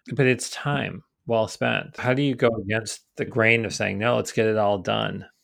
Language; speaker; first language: English; native; English